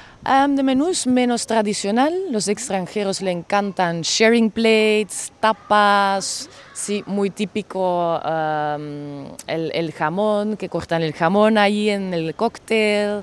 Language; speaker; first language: Spanish; non-native, fluent; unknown